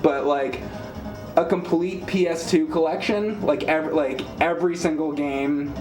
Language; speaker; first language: English; native; English